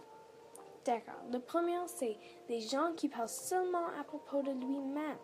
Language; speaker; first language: French; non-native, learner; English